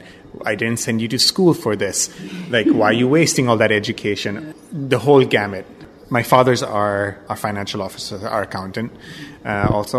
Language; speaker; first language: English; non-native, local second language; Bangla